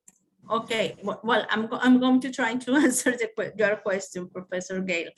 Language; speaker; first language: English; non-native, learner; Spanish